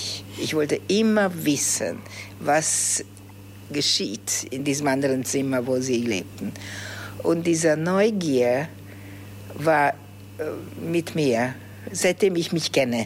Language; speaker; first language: German; early bilingual, heritage; Hungarian